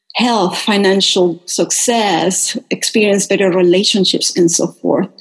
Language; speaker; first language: English; non-native, fluent; Spanish